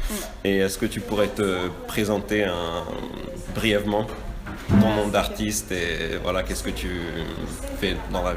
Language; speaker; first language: French; native; French